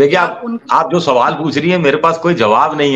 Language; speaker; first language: Hindi; native; Hindi